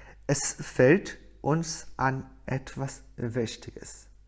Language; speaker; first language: German; non-native, fluent; Korean